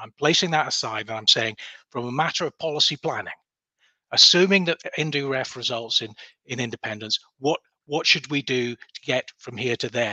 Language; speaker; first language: English; native; English